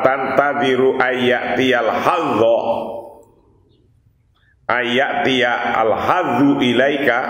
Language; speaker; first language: Arabic; non-native, local second language; Indonesian